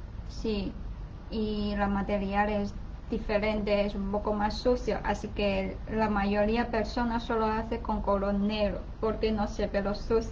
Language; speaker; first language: Spanish; non-native, learner; Chinese